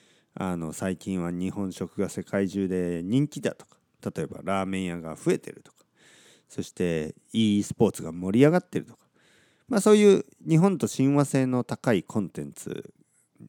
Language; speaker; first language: Japanese; native; Japanese